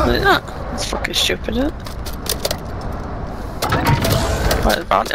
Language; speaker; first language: English; native; English